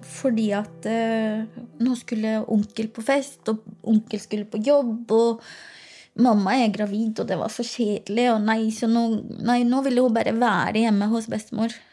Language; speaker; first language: Norwegian; early bilingual, other home language; Portuguese